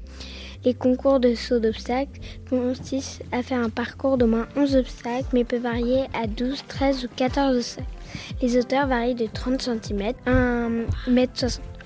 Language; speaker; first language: French; native; French